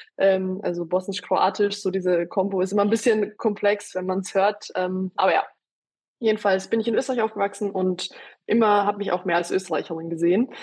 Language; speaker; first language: German; early bilingual, other home language; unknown